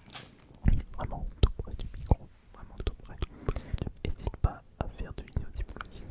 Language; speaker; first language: French; native; French